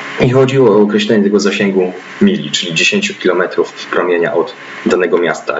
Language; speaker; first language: Polish; native; Polish